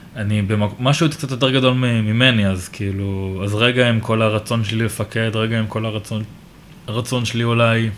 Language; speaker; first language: Hebrew; native; Hebrew